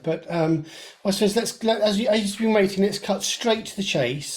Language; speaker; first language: English; native; English